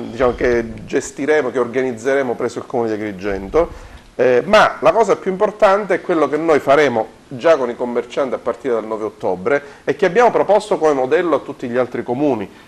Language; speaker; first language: Italian; native; Italian